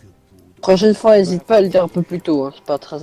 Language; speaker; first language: French; native; French